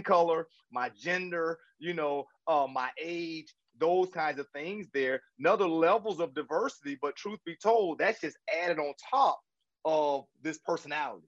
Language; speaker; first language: English; native; English